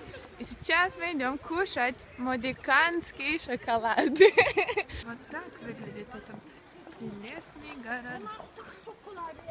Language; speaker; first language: Russian; early bilingual, heritage; Russian